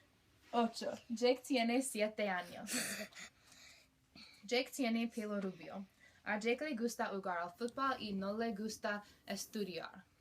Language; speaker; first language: Spanish; non-native, learner; English